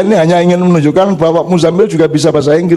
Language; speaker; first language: Indonesian; native; Indonesian